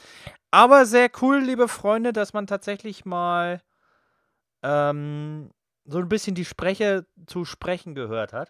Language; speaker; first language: German; native; German